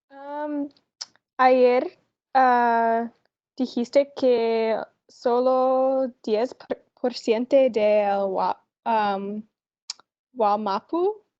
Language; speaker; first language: Spanish; non-native, learner; English